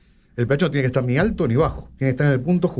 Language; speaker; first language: Spanish; native; Spanish